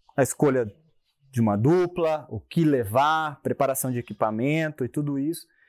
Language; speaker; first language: Portuguese; native; Portuguese